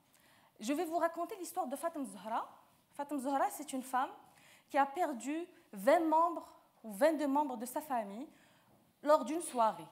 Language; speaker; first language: French; non-native, local second language; Arabic